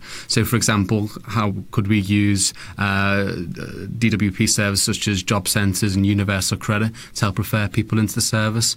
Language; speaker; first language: English; native; English